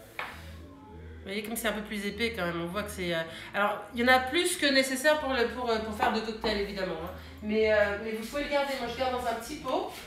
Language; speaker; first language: French; early bilingual, heritage; French